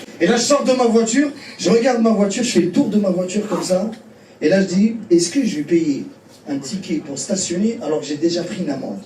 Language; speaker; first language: French; early bilingual, other home language; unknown